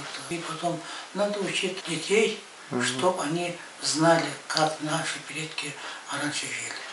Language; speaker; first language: Russian; non-native, local second language; Yakut